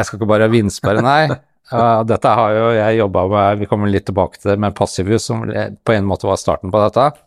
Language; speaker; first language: Norwegian; native; Norwegian